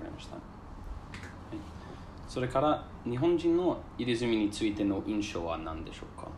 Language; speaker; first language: Japanese; non-native, learner; English